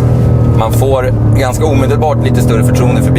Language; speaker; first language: Swedish; native; Swedish